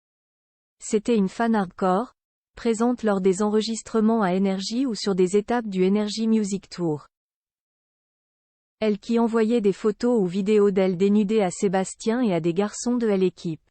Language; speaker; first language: French; native; French